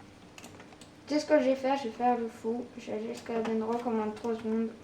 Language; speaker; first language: French; native; French